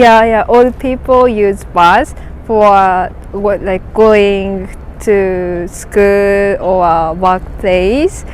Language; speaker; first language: English; non-native, learner; Japanese